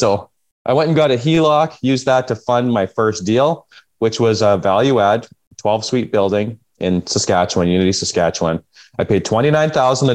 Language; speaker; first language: English; native; English